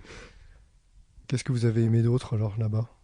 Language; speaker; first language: French; native; French